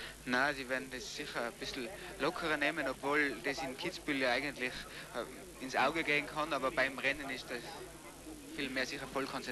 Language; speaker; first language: German; native; German